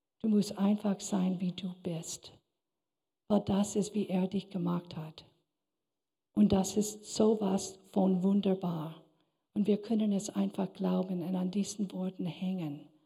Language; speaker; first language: German; non-native, fluent; English